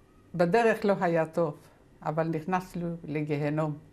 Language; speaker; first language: Hebrew; non-native, fluent; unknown